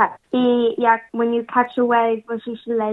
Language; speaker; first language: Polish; early bilingual, heritage; English